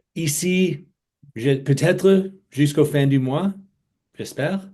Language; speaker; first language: French; non-native, fluent; English